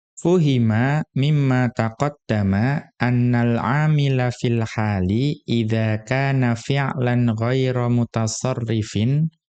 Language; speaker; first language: Arabic; non-native, fluent; Indonesian